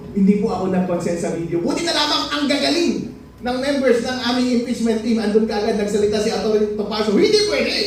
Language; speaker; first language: Filipino; non-native, local second language; Iloko